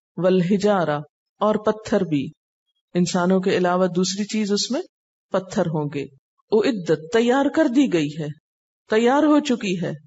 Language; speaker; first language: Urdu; native; Urdu